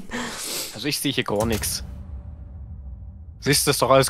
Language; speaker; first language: German; native; German